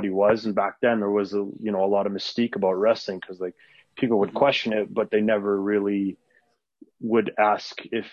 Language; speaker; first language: English; non-native, fluent; Arabic